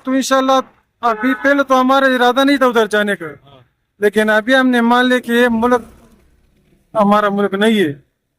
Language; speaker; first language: Hindi; non-native, local second language; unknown